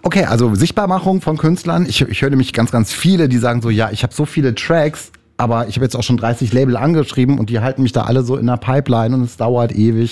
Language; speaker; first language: German; native; German